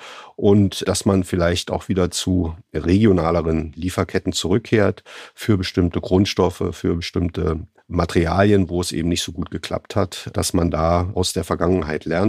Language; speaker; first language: German; native; German